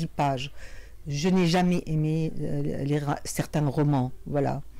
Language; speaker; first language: French; non-native, local second language; Arabic